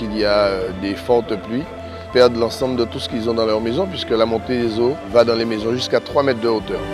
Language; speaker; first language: French; native; French